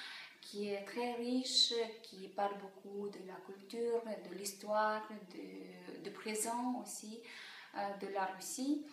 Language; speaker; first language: French; non-native, fluent; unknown